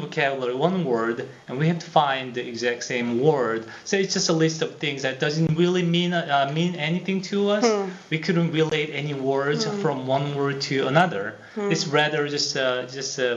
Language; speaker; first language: English; non-native, fluent; Korean